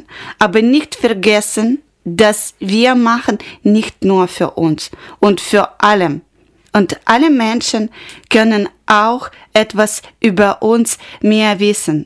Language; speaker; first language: German; non-native, learner; Ukrainian